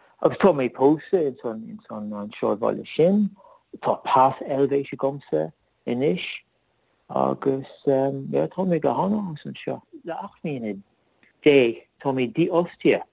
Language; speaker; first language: Irish; non-native, learner; English